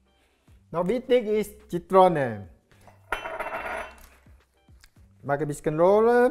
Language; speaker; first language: German; non-native, learner; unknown